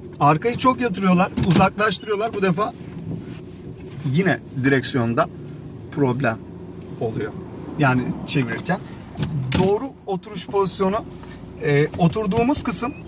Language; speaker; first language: Turkish; native; Turkish